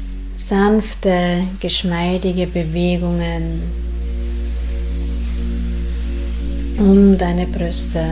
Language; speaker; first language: German; native; German